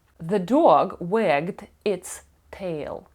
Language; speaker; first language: English; non-native, fluent; Ukrainian